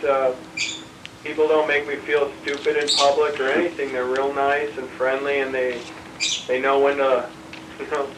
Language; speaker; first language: English; native; English